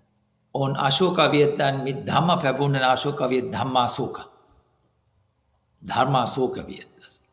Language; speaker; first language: German; non-native, learner; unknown